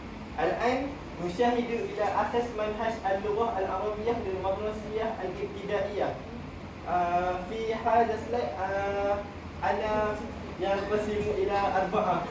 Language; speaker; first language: Arabic; non-native, learner; Malay